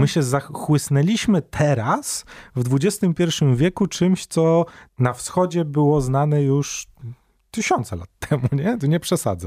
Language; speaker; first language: Polish; native; Polish